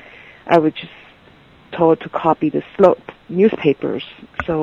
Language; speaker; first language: English; non-native, fluent; Chinese